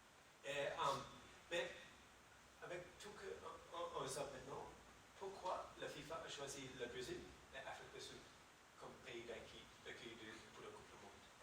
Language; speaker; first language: French; non-native, learner; English